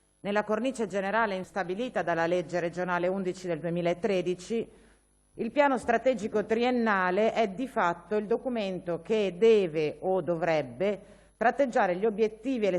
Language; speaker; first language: Italian; native; Italian